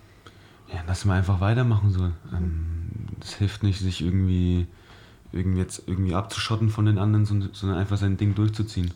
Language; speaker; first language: German; native; German